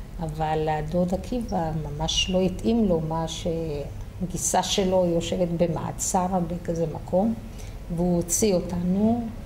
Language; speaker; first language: Hebrew; early bilingual, other home language; Yiddish